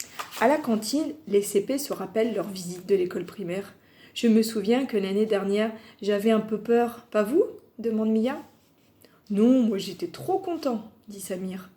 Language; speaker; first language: French; native; French